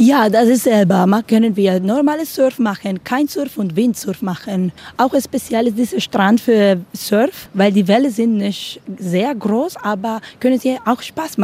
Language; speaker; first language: German; non-native, learner; Spanish